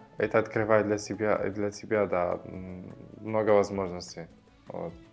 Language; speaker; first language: Russian; non-native, fluent; Arabic